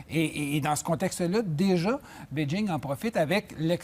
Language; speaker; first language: French; native; French